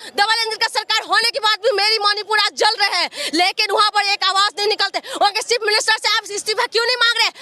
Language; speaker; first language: Hindi; non-native, local second language; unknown